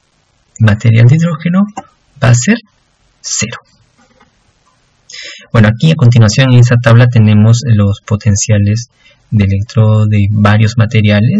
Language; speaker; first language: Spanish; native; Spanish